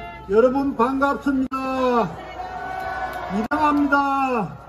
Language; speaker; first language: Korean; native; Korean